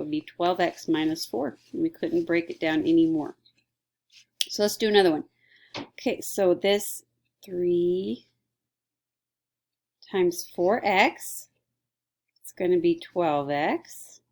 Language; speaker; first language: English; native; English